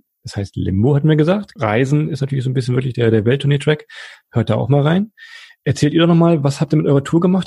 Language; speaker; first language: German; native; German